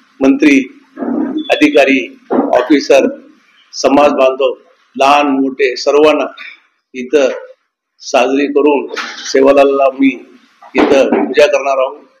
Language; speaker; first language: Marathi; non-native, local second language; Lambadi